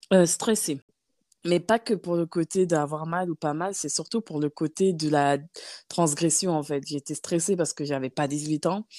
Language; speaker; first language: French; native; French